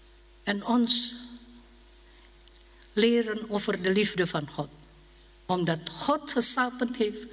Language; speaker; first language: Dutch; non-native, learner; Indonesian